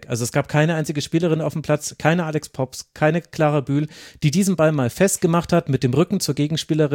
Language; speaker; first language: German; native; German